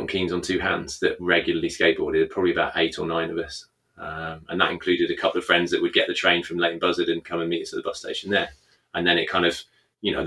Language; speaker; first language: English; native; English